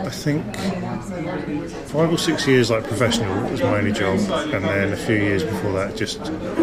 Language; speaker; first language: English; native; English